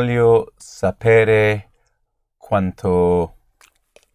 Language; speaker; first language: Italian; non-native, learner; English